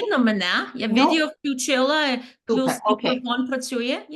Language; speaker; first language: Ukrainian; early bilingual, heritage; Ukrainian